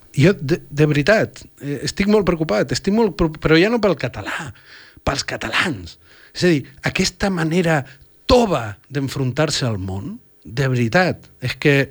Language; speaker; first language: Catalan; non-native, fluent; Spanish